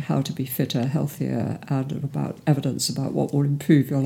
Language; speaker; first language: English; native; English